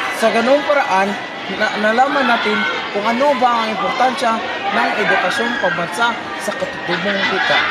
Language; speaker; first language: Filipino; non-native, local second language; Cebuano